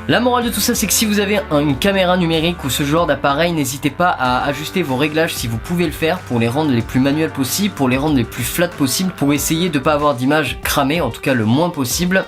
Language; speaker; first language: French; native; French